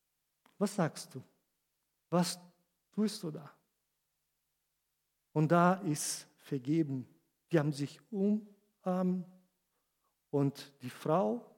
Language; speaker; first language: German; non-native, fluent; Portuguese